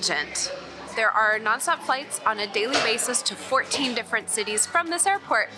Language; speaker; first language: English; native; English